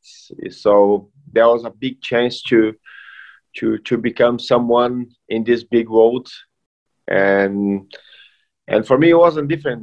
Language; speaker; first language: English; non-native, fluent; Portuguese